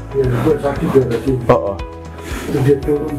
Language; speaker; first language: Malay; non-native, local second language; Javanese